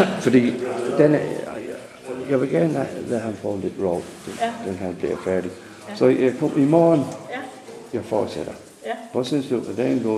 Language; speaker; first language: Danish; non-native, learner; English